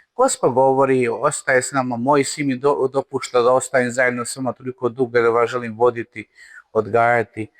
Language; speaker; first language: Croatian; native; Croatian